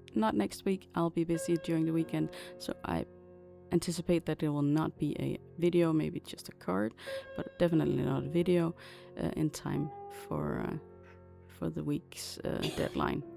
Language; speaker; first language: English; non-native, fluent; Danish